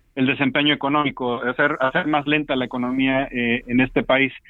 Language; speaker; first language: Spanish; native; Spanish